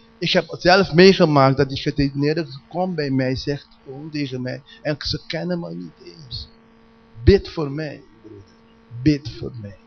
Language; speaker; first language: Dutch; non-native, learner; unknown